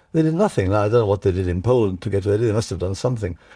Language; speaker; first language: English; early bilingual, other home language; Czech